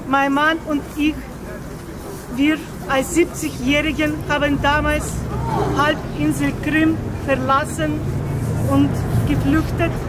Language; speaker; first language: German; non-native, fluent; Ukrainian